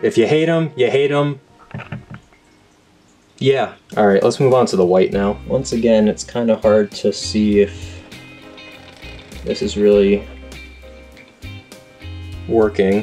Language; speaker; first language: English; native; English